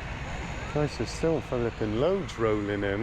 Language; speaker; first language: English; native; English